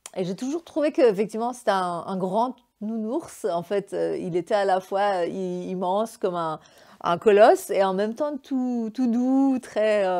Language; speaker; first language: French; non-native, fluent; Persian